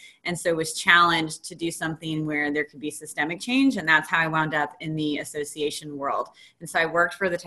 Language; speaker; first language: English; native; English